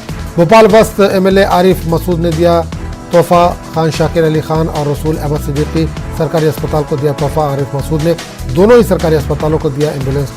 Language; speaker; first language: Hindi; native; Hindi